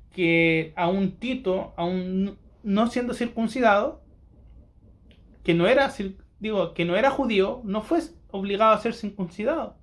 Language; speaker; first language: Spanish; native; Spanish